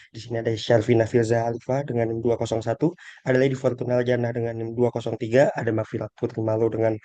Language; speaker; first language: Indonesian; native; Indonesian